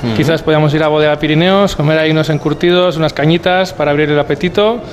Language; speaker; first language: Spanish; native; Spanish